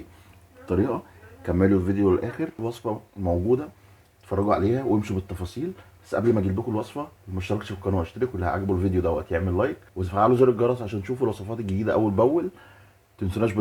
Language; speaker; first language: Arabic; native; Arabic